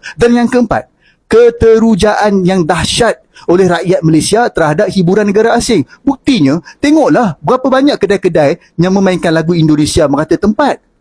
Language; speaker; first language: Malay; native; Malay